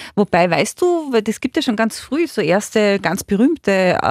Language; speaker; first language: German; native; German